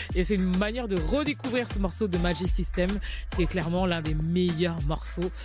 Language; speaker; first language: French; native; French